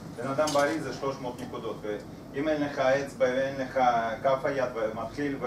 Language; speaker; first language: Hebrew; non-native, fluent; Russian